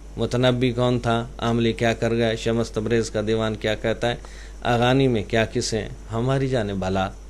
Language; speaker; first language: Urdu; non-native, local second language; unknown